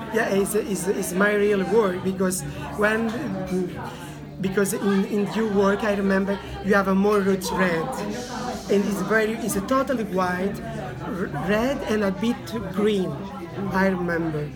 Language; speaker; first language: English; non-native, learner; Italian